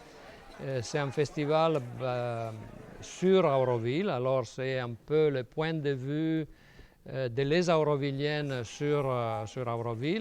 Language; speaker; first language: French; non-native, fluent; Italian